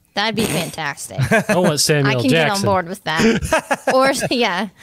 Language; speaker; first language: English; native; English